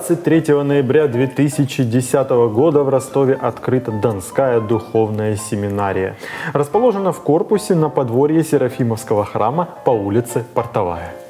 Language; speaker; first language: Russian; native; Russian